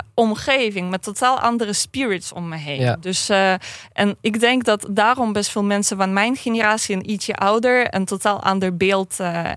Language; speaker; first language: Dutch; non-native, fluent; Russian